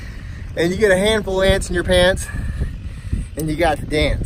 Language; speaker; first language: English; native; English